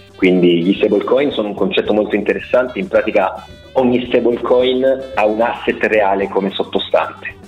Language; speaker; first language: Italian; native; Italian